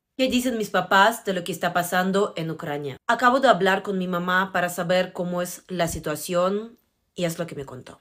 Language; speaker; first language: Spanish; non-native, fluent; Russian